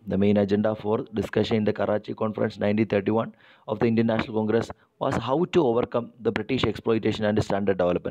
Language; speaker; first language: English; non-native, local second language; Malayalam